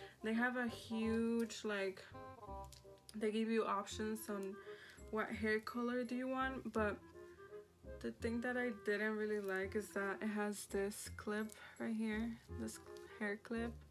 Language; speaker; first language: English; early bilingual, other home language; Spanish